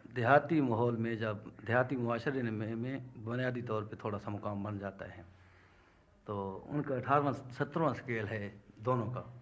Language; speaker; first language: Urdu; non-native, local second language; Punjabi